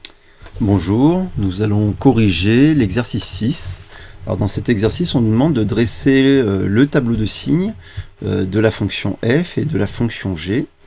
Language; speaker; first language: French; native; French